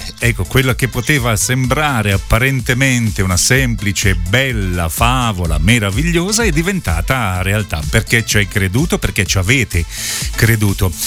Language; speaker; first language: Italian; native; Italian